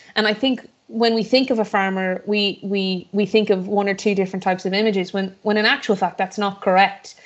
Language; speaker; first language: English; native; English